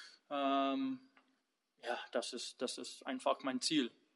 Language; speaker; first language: German; non-native, learner; English